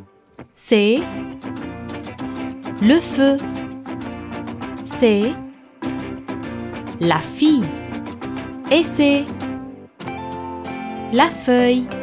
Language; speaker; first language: French; non-native, fluent; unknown